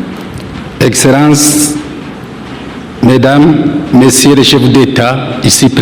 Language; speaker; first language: French; non-native, local second language; Rundi